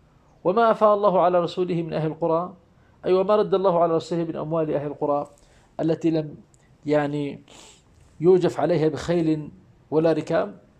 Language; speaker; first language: Arabic; native; Arabic